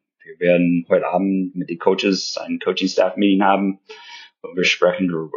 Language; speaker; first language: German; non-native, fluent; English